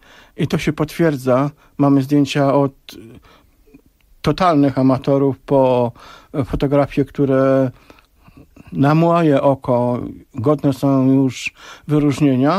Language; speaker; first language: Polish; native; Polish